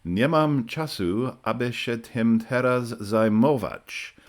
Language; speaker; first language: Polish; non-native, learner; English